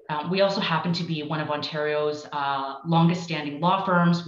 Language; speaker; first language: English; early bilingual, other home language; Chinese